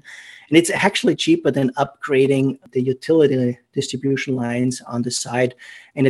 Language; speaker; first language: English; non-native, fluent; German